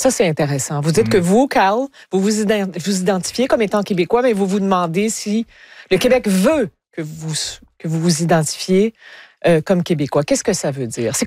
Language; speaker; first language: French; native; French